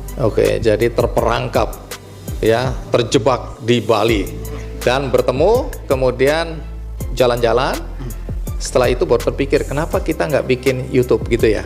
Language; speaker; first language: Indonesian; native; Indonesian